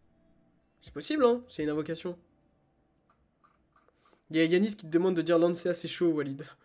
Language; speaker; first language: French; native; French